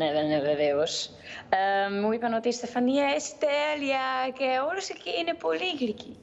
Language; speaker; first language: Greek; early bilingual, heritage; Greek